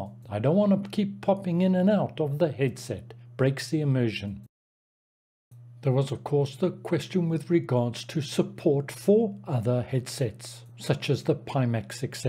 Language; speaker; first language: English; native; English